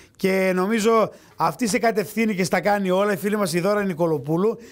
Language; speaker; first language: Greek; native; Greek